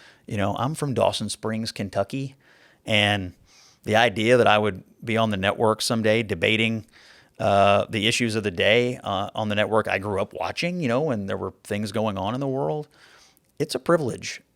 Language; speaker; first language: English; native; English